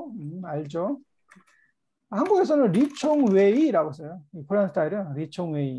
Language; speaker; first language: Korean; native; Korean